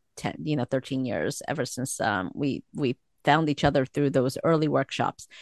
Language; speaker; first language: English; early bilingual, other home language; Korean